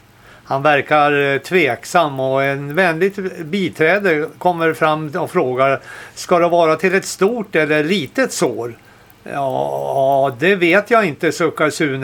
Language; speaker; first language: Swedish; native; Swedish